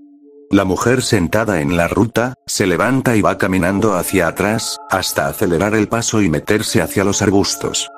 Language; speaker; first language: Spanish; native; Spanish